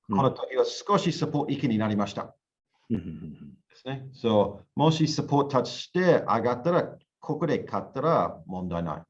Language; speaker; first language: Japanese; non-native, learner; English